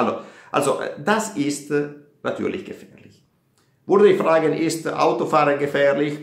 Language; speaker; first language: German; non-native, fluent; Italian